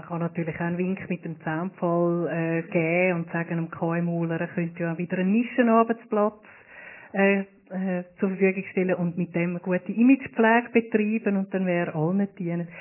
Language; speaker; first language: German; native; German